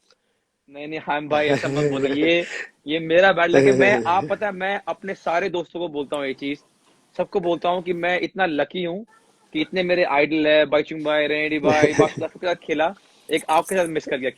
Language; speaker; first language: Hindi; native; Hindi